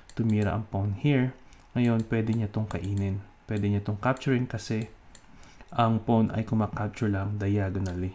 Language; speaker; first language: Filipino; native; Filipino